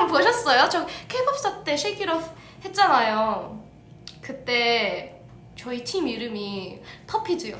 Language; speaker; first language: Korean; early bilingual, heritage; English